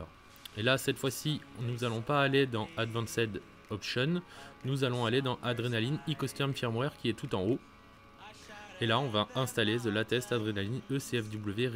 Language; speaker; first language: French; native; French